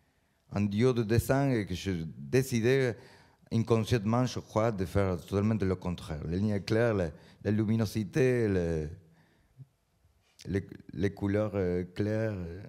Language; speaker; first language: French; non-native, learner; Spanish